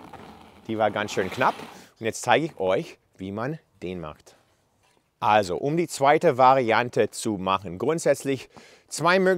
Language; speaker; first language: German; non-native, fluent; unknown